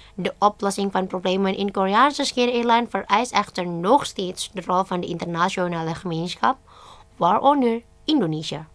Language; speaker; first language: Dutch; non-native, fluent; Indonesian